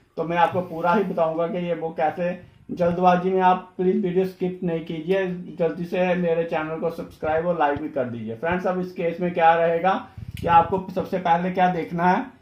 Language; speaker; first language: Hindi; non-native, local second language; Dogri